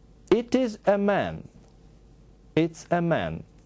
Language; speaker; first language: English; non-native, fluent; Russian